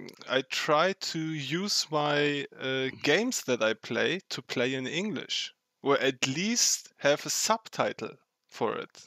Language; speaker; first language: English; non-native, fluent; German